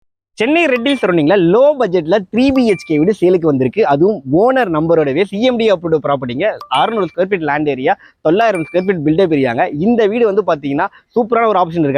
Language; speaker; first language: Tamil; native; Tamil